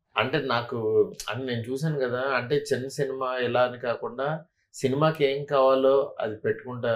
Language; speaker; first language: Telugu; native; Telugu